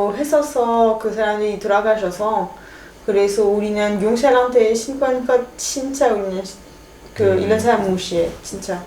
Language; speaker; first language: Korean; non-native, fluent; French